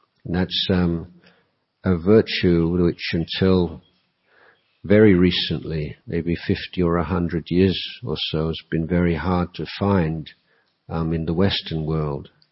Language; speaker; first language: English; native; English